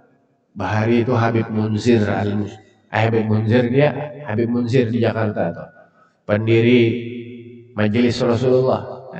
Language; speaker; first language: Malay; non-native, local second language; Banjar